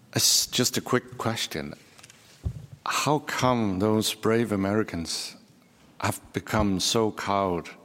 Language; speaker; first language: English; non-native, fluent; Danish